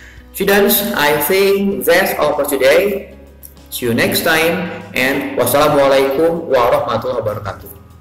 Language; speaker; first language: English; non-native, fluent; Indonesian